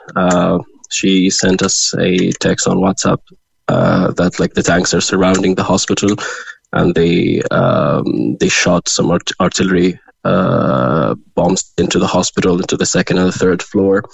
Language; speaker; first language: English; non-native, fluent; Arabic